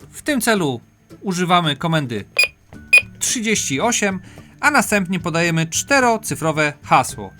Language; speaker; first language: Polish; native; Polish